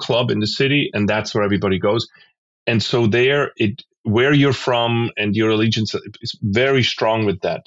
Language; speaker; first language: English; non-native, fluent; Swiss German